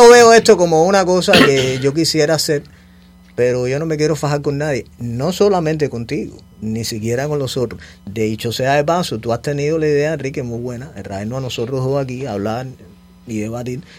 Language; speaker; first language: Spanish; native; Spanish